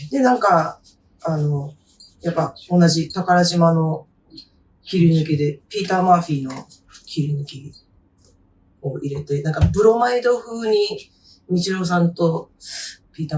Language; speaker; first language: Japanese; native; Japanese